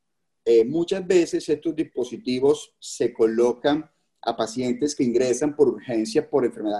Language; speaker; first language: Spanish; native; Spanish